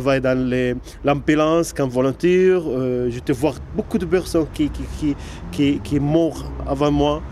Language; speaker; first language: French; non-native, learner; Arabic